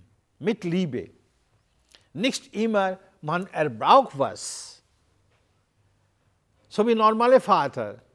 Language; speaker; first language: German; non-native, learner; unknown